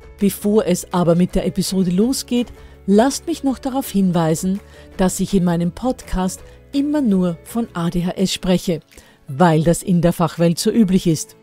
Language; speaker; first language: German; native; German